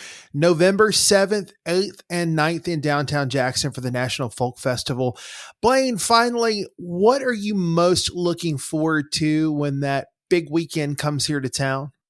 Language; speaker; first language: English; native; English